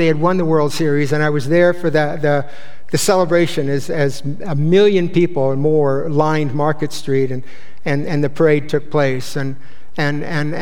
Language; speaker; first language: English; native; English